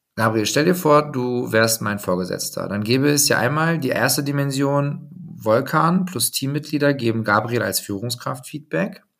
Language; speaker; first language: German; native; German